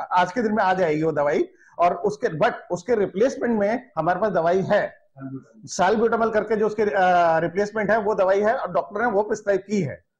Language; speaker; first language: Hindi; non-native, local second language; Gujarati